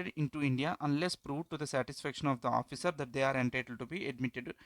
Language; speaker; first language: English; non-native, local second language; Telugu